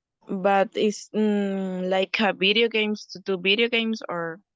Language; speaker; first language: English; non-native, learner; Spanish